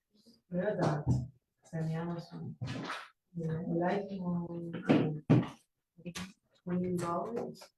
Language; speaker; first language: Hebrew; non-native, learner; English